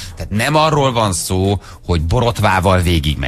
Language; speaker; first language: Hungarian; native; Hungarian